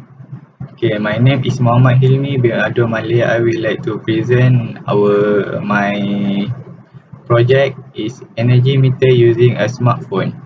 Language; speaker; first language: English; non-native, learner; Malay